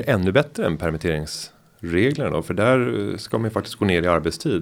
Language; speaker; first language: Swedish; native; Swedish